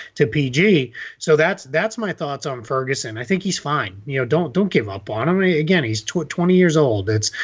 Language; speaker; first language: English; native; English